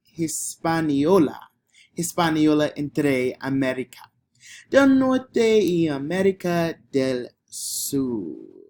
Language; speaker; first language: Spanish; non-native, learner; English